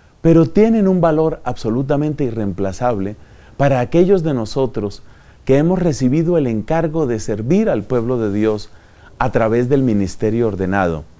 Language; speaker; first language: Spanish; native; Spanish